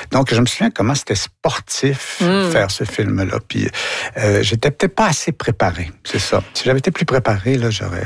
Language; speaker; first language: French; native; French